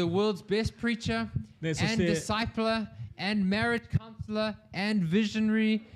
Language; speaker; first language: English; native; English